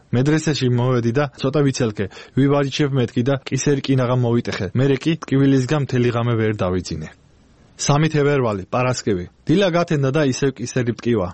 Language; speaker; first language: Georgian; non-native, local second language; Azerbaijani